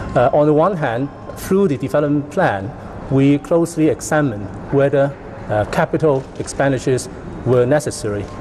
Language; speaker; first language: English; non-native, local second language; Cantonese